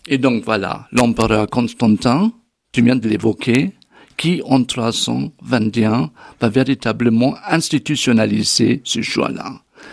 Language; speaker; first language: French; non-native, fluent; German